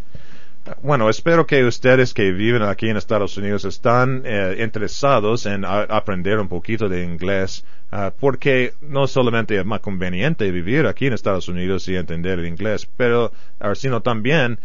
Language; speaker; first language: Spanish; non-native, fluent; English